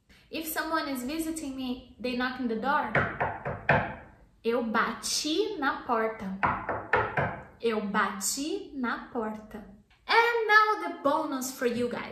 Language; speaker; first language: English; non-native, fluent; Portuguese